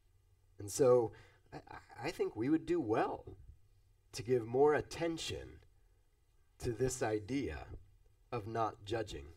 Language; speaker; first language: English; native; English